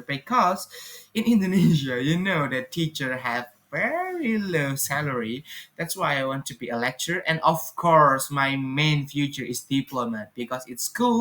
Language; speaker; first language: English; non-native, fluent; Indonesian